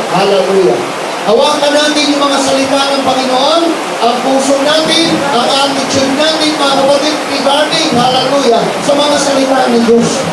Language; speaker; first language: Filipino; non-native, local second language; Cebuano